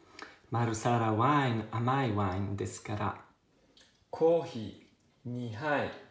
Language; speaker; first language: Japanese; non-native, learner; Italian